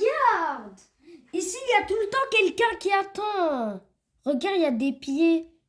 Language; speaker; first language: French; native; French